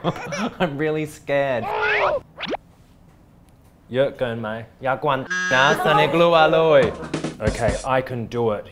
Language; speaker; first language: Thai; non-native, fluent; English